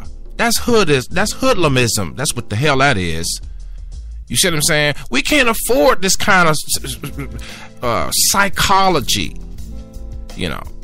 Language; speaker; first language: English; native; English